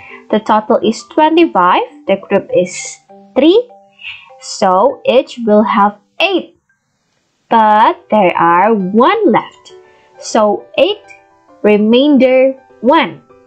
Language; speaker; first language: English; non-native, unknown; Indonesian